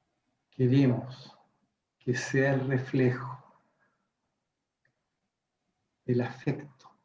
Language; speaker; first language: Spanish; native; Spanish